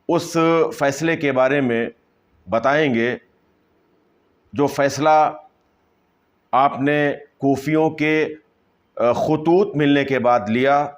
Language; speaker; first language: Urdu; native; Urdu